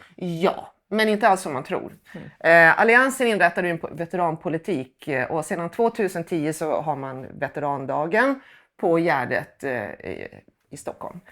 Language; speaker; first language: Swedish; native; Swedish